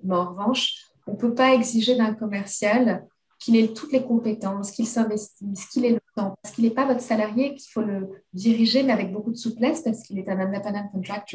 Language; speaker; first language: French; native; French